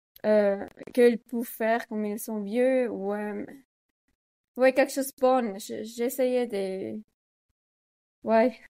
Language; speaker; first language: French; non-native, learner; Swiss German